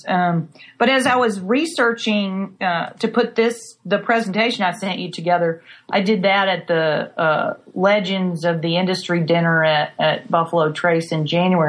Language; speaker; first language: English; native; English